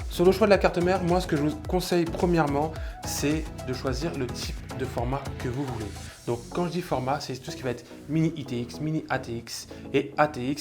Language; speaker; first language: French; native; French